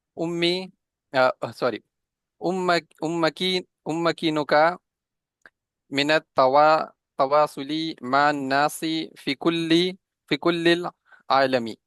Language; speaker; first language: Arabic; non-native, learner; Hindi